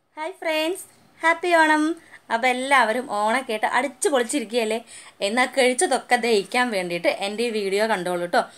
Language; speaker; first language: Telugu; non-native, learner; Malayalam